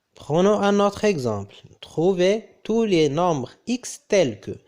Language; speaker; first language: French; non-native, local second language; Arabic